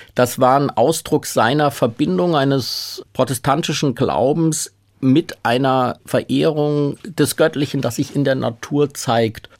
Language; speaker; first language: German; native; German